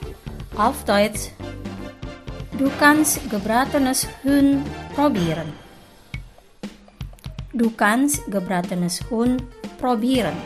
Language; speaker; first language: German; non-native, fluent; Indonesian